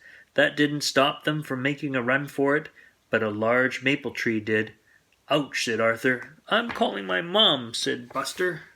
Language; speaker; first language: English; native; English